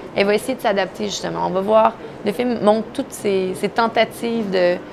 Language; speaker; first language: French; native; French